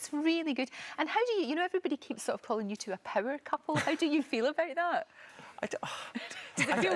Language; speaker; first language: English; native; English